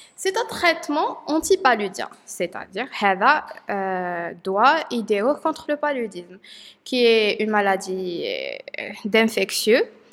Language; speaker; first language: French; non-native, local second language; Arabic